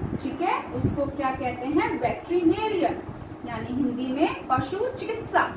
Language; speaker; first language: Hindi; native; Hindi